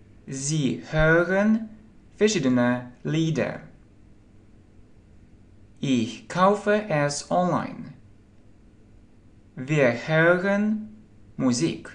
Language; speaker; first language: German; non-native, learner; Russian